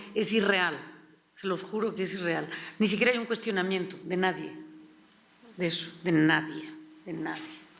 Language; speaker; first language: Spanish; native; Spanish